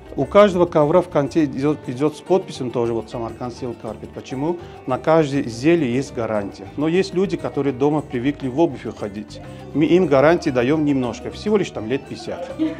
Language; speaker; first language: Russian; non-native, local second language; Tajik